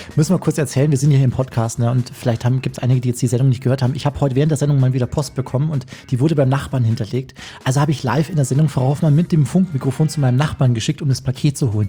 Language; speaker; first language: German; native; German